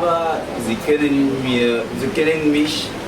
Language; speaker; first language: German; non-native, learner; French